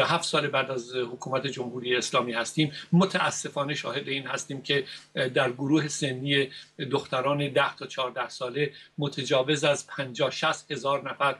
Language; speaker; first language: Persian; native; Persian